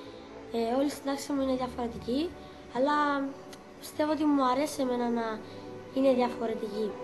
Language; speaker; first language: Greek; non-native, local second language; Turkish